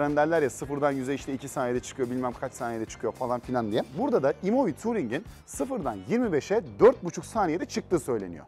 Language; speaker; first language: Turkish; native; Turkish